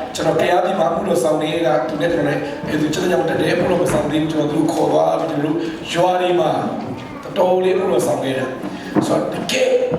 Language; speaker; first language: Burmese; native; Burmese